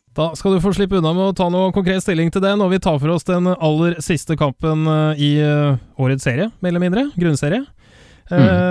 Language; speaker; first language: Norwegian; native; Norwegian